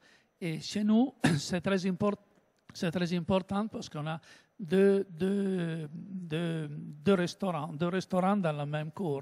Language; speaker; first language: French; non-native, learner; Italian